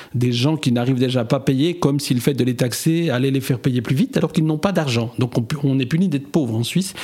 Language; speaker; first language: French; native; French